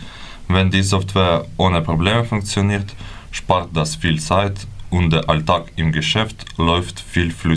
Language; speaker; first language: German; non-native, learner; Ukrainian